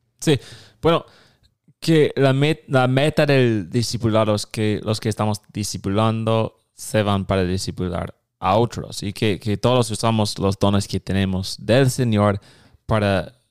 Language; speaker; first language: Spanish; non-native, fluent; English